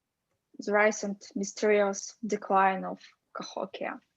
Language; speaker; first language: English; non-native, fluent; Russian